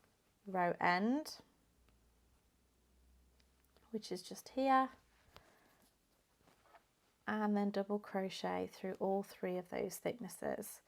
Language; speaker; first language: English; native; English